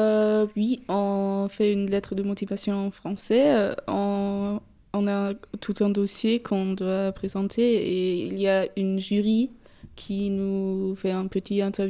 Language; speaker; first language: French; non-native, fluent; German